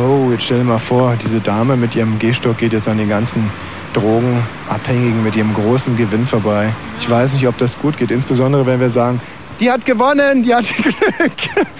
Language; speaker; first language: German; native; German